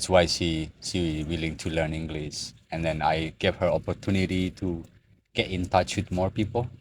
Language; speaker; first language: English; non-native, learner; Indonesian